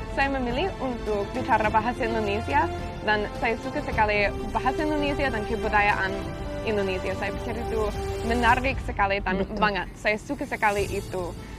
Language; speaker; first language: Indonesian; non-native, learner; English